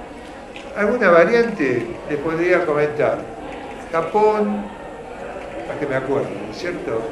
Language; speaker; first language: Spanish; native; Spanish